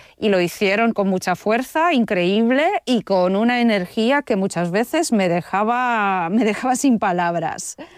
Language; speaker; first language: Spanish; non-native, fluent; Polish